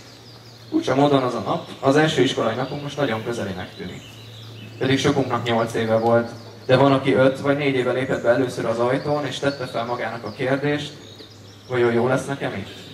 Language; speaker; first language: Hungarian; native; Hungarian